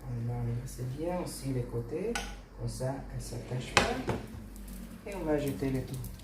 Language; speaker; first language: French; non-native, fluent; Italian